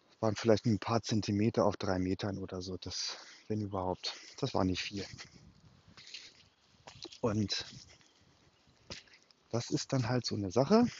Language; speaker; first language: German; native; German